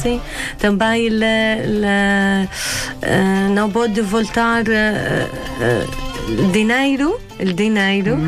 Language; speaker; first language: Portuguese; non-native, learner; Arabic